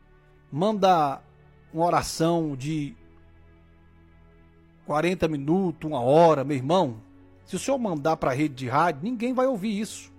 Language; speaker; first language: Portuguese; native; Portuguese